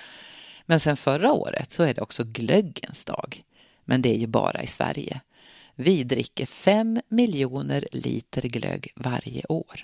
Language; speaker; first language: Swedish; native; Swedish